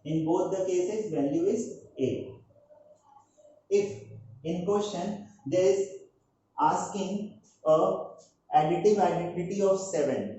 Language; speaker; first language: English; non-native, local second language; Hindi